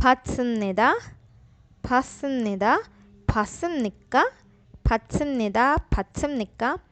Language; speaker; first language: Korean; non-native, learner; Urdu